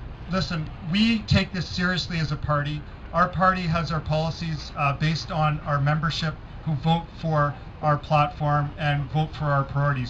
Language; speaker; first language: English; native; English